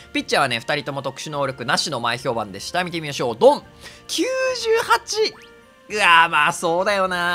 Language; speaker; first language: Japanese; native; Japanese